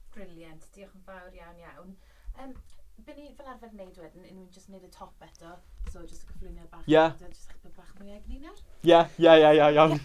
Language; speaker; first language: Welsh; native; Welsh